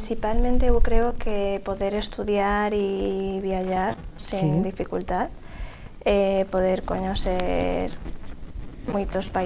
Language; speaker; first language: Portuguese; non-native, learner; Spanish